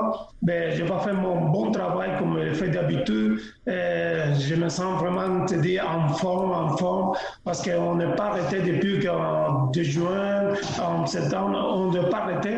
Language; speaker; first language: French; non-native, fluent; Spanish